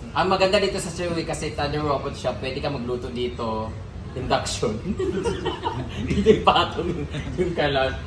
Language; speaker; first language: Filipino; native; Filipino